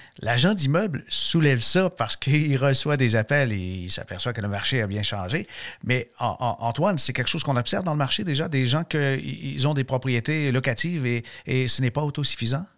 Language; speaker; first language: French; native; French